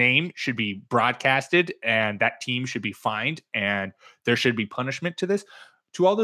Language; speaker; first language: English; native; English